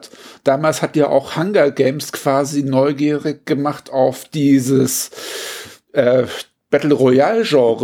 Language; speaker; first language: German; native; German